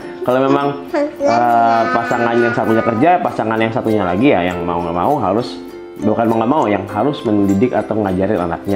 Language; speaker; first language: Indonesian; native; Indonesian